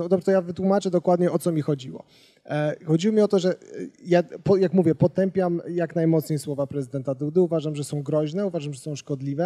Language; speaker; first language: Polish; native; Polish